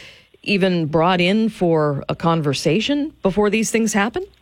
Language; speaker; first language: English; native; English